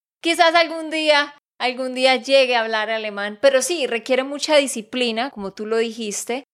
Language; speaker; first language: Spanish; native; Spanish